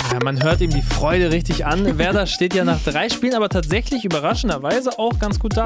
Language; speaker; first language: German; native; German